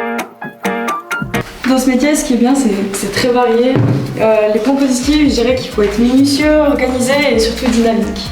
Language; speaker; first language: French; native; French